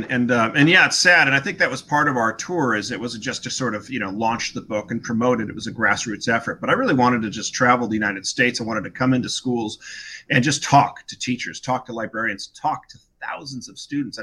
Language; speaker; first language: English; native; English